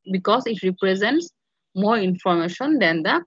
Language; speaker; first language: English; non-native, local second language; Bangla